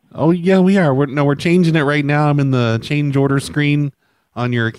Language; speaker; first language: English; native; English